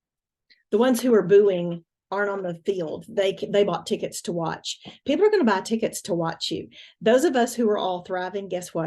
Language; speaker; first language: English; native; English